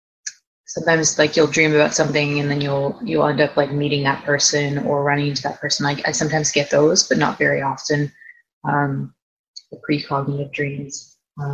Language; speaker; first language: English; native; English